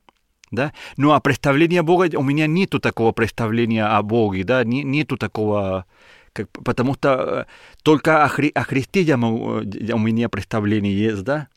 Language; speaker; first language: Russian; non-native, learner; Spanish